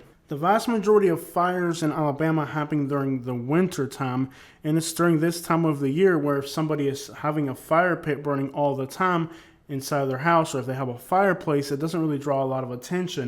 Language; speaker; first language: English; native; English